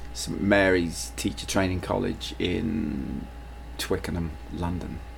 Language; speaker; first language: English; native; English